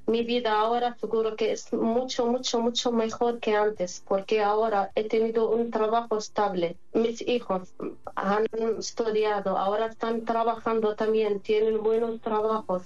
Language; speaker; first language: Spanish; non-native, fluent; Arabic